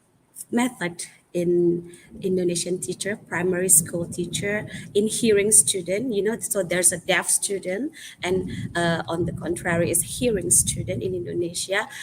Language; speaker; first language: English; non-native, fluent; Indonesian